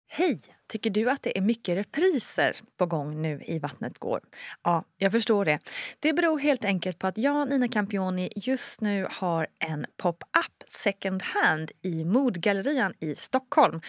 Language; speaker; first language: Swedish; native; Swedish